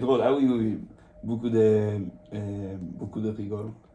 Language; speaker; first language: French; non-native, learner; Swedish